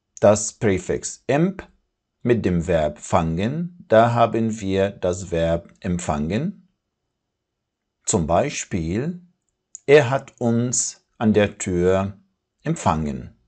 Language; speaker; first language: German; non-native, fluent; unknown